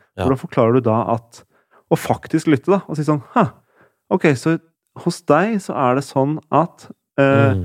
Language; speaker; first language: Norwegian; native; Norwegian